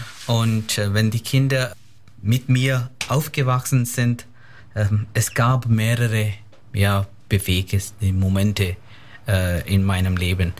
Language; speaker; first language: German; non-native, fluent; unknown